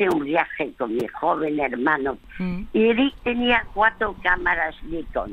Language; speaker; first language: Spanish; early bilingual, other home language; French